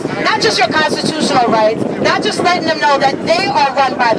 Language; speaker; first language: English; native; English